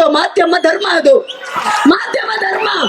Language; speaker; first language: Kannada; native; Kannada